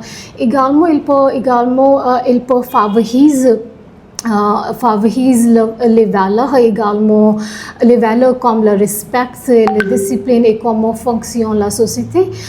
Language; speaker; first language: French; non-native, learner; Punjabi